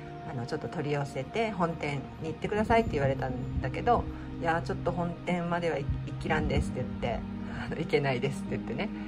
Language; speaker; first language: Japanese; native; Japanese